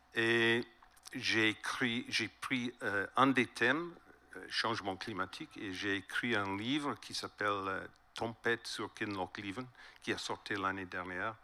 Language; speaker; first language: French; non-native, learner; English